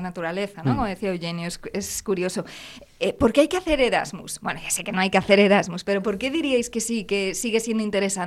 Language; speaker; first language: Spanish; native; Spanish